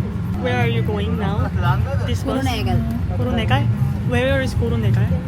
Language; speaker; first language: English; non-native, learner; Korean